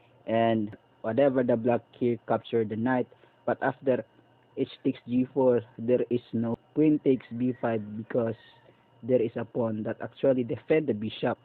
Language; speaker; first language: English; non-native, local second language; Filipino